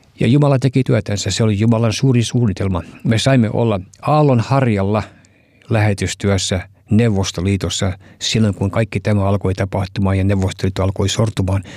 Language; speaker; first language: Finnish; early bilingual, heritage; Finnish